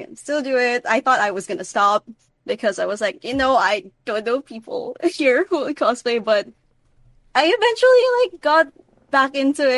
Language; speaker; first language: English; non-native, local second language; Filipino